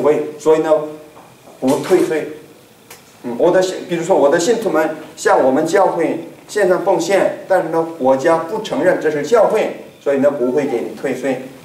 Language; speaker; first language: Chinese; non-native, fluent; Korean